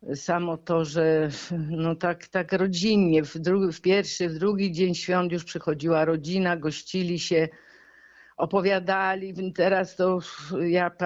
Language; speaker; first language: Polish; native; Polish